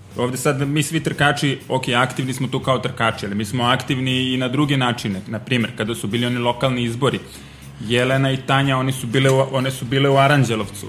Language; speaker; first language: Serbian; native; Serbian